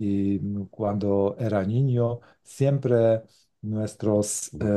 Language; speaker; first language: Spanish; non-native, learner; Polish